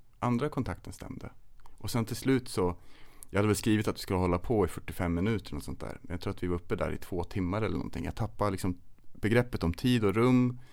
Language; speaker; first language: Swedish; native; Swedish